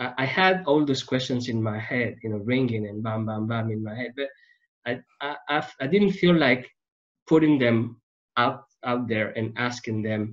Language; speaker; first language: English; non-native, fluent; French